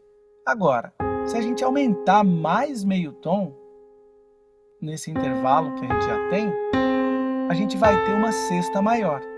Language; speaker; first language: Portuguese; native; Portuguese